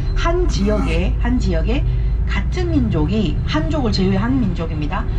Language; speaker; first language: Korean; early bilingual, heritage; Korean